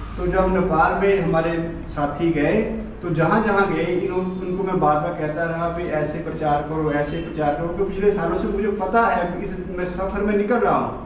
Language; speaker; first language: Hindi; non-native, local second language; Punjabi